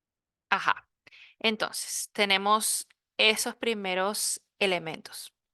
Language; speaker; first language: Spanish; native; Spanish